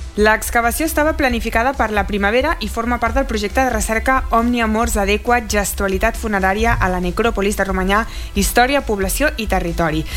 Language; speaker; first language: Catalan; native; Catalan